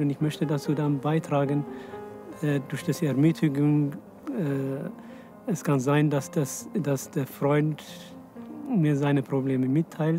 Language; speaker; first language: German; non-native, fluent; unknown